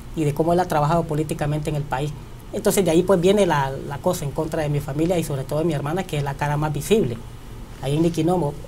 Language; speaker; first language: Spanish; native; Spanish